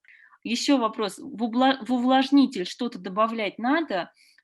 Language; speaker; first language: Russian; native; Russian